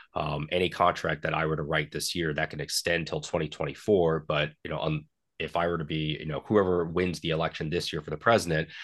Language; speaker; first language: English; native; English